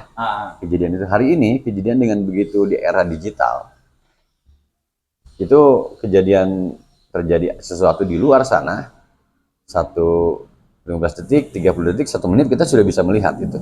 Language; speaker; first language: Indonesian; non-native, local second language; Sundanese